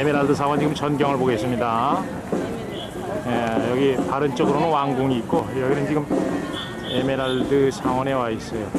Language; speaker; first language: Korean; native; Korean